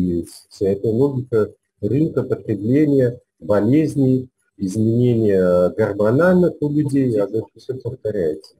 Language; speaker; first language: Russian; native; Russian